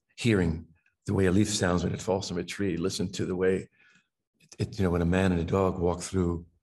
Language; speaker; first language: English; native; English